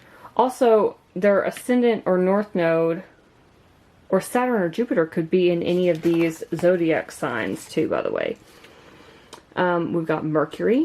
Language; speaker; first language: English; native; English